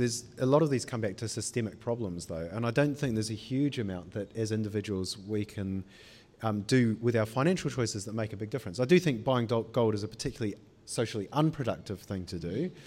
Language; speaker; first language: English; native; English